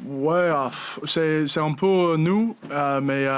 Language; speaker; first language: French; non-native, learner; English